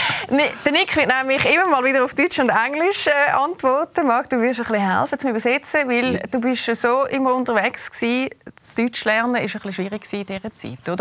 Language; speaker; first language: German; native; German